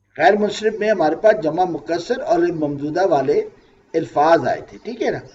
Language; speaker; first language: Urdu; native; Urdu